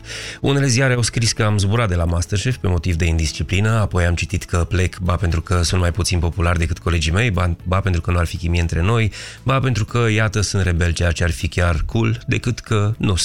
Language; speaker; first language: Romanian; native; Romanian